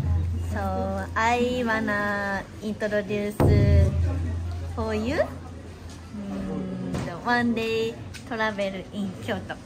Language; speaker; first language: English; non-native, learner; Japanese